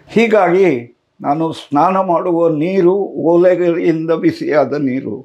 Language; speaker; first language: Kannada; non-native, local second language; Tamil